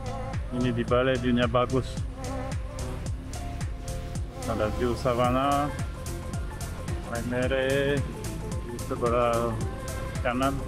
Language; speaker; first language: Indonesian; non-native, fluent; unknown